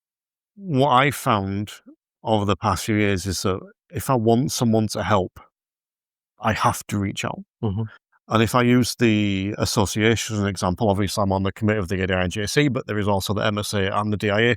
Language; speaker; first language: English; native; English